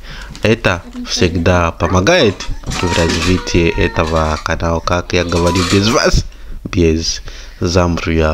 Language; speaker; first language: Russian; non-native, fluent; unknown